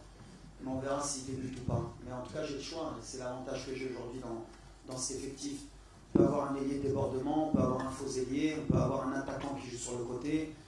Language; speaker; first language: French; native; French